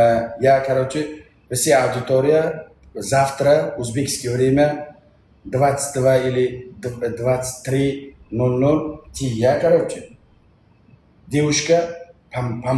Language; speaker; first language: Russian; non-native, learner; Uzbek